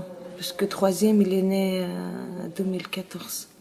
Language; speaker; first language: French; non-native, learner; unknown